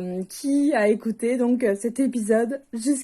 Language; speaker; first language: French; native; French